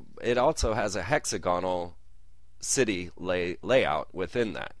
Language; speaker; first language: English; native; English